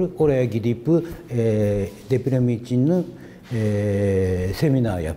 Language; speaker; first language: Turkish; non-native, learner; Japanese